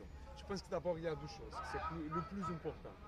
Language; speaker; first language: French; non-native, fluent; Portuguese